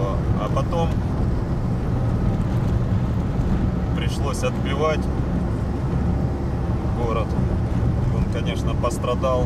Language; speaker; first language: Russian; native; Russian